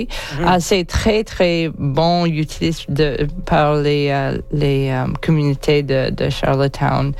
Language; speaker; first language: French; non-native, learner; English